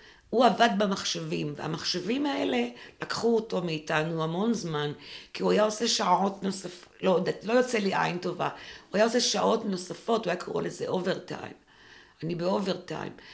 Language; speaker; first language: Hebrew; non-native, local second language; French